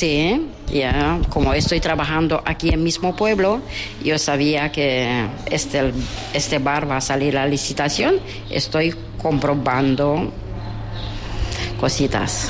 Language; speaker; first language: Spanish; non-native, learner; Romanian